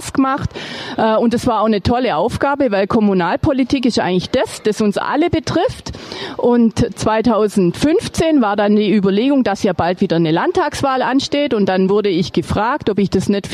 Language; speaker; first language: German; native; German